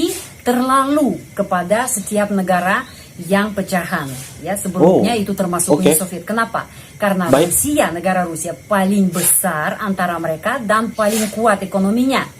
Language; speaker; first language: Indonesian; non-native, fluent; Russian